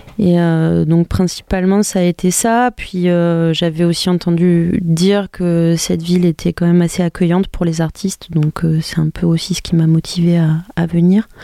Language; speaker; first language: French; early bilingual, other home language; Albanian